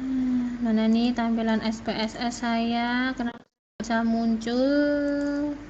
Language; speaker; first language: Indonesian; native; Indonesian